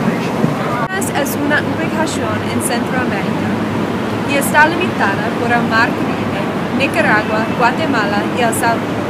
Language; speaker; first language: Spanish; non-native, learner; English